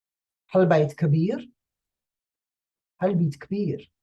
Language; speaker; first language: Arabic; non-native, fluent; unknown